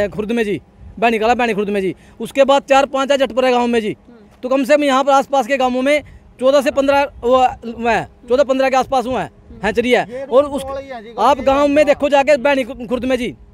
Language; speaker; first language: Hindi; native; Hindi